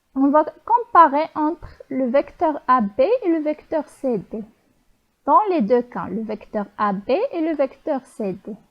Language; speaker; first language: French; non-native, local second language; Arabic